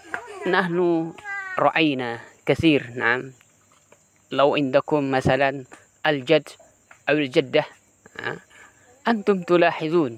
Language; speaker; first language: Arabic; non-native, fluent; Indonesian